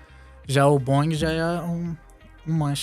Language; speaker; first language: Portuguese; native; Portuguese